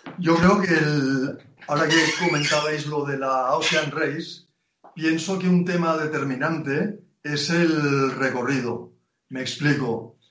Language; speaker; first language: Spanish; native; Spanish